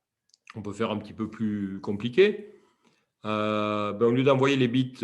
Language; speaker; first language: French; native; French